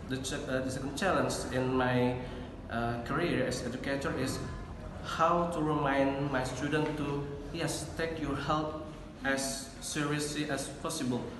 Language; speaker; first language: English; non-native, learner; Indonesian